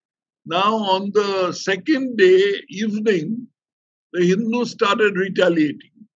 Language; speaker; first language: English; non-native, local second language; Bangla